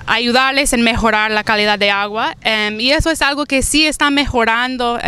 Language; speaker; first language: Spanish; non-native, fluent; English